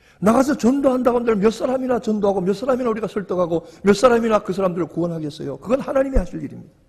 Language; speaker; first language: Korean; native; Korean